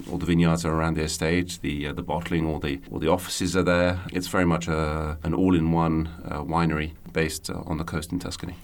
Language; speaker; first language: English; native; English